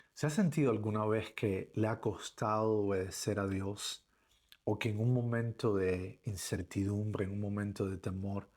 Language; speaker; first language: Spanish; native; Spanish